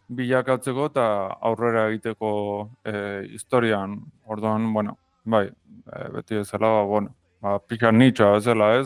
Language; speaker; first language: Basque; native; Basque